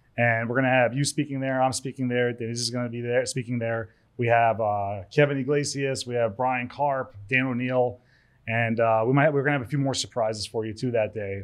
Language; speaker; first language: English; early bilingual, other home language; Turkish